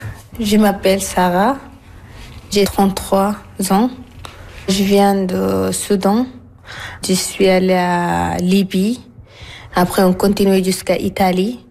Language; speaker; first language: French; non-native, learner; Arabic